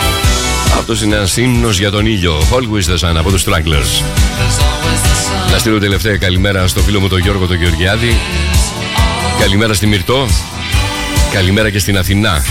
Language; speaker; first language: Greek; native; Greek